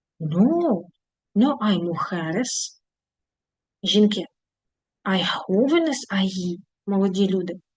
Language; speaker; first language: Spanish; non-native, fluent; Ukrainian